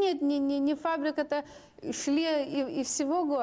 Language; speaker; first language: Russian; non-native, local second language; Lithuanian